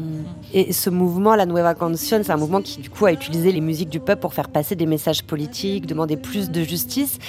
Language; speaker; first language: French; native; French